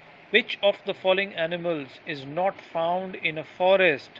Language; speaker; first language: English; non-native, local second language; Urdu